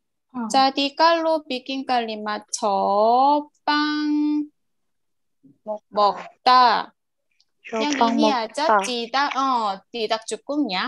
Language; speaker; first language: Indonesian; non-native, learner; Korean